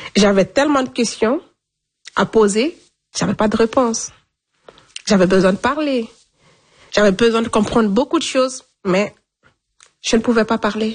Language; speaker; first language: French; non-native, local second language; Fula